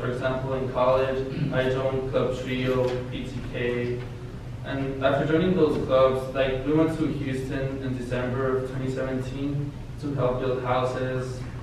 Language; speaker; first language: English; non-native, fluent; Spanish